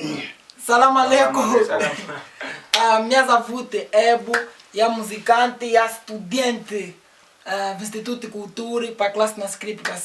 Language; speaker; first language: Russian; non-native, learner; Portuguese